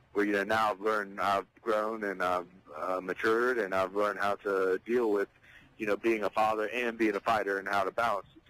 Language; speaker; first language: English; native; English